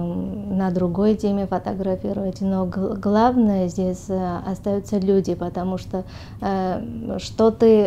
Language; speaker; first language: Russian; non-native, fluent; Armenian